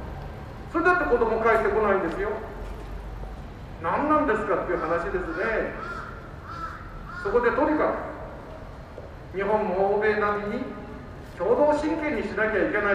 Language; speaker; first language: Japanese; native; Japanese